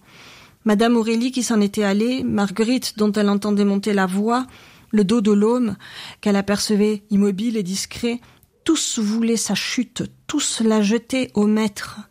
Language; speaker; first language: French; native; French